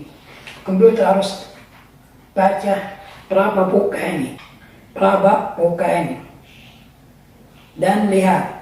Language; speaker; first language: Indonesian; non-native, learner; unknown